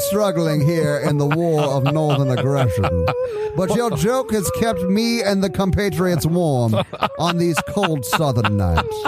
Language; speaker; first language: English; native; English